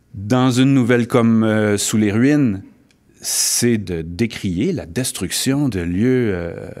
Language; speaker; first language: French; native; French